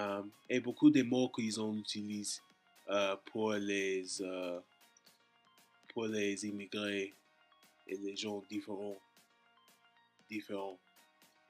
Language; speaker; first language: French; non-native, learner; English